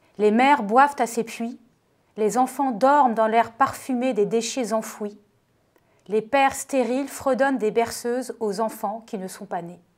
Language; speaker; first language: French; native; French